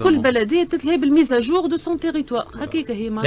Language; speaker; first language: Arabic; native; Arabic